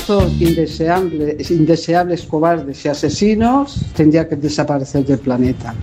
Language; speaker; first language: Spanish; native; Spanish